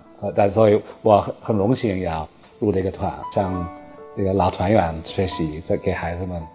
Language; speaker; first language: Chinese; non-native, fluent; English